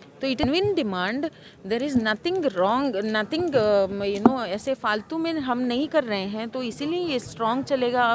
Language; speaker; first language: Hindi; non-native, local second language; Kannada